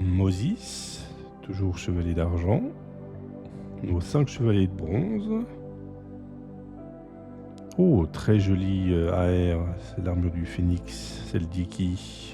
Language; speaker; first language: French; native; French